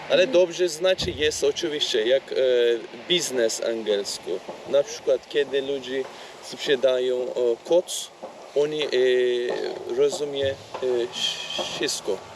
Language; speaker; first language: Polish; non-native, learner; Turkish